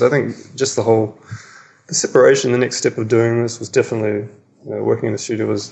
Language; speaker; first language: English; native; English